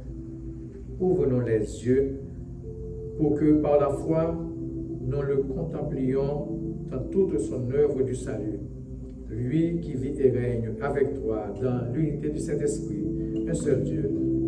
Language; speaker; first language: French; non-native, local second language; Haitian Creole